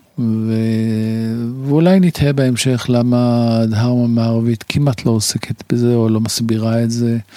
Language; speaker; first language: Hebrew; native; Hebrew